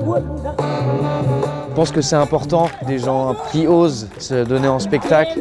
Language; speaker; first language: French; native; French